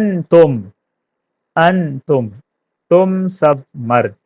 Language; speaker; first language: Arabic; non-native, fluent; Urdu